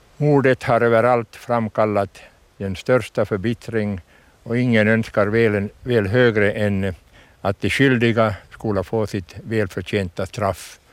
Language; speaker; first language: Swedish; native; Swedish